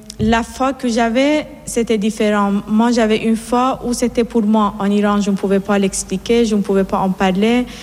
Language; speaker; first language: French; non-native, fluent; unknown